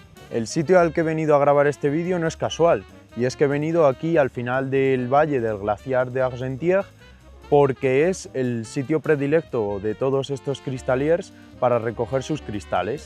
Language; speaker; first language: Spanish; native; Spanish